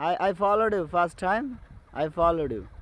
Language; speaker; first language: English; non-native, learner; Bangla